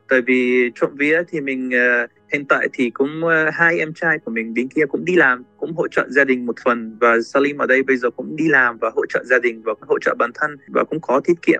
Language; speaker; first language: Vietnamese; non-native, fluent; Arabic